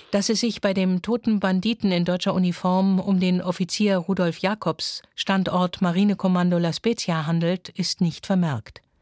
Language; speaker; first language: German; native; German